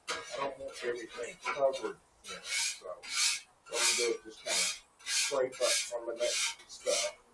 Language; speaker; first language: English; native; English